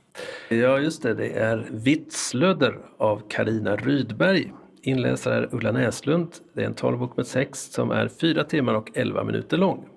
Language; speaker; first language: Swedish; native; Swedish